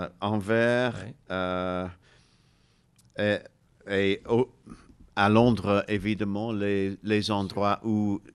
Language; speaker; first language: French; non-native, learner; English